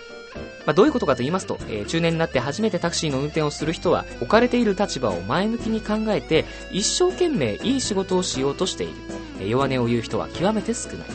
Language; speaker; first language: Japanese; native; Japanese